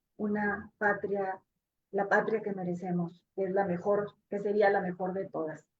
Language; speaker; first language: Spanish; native; Spanish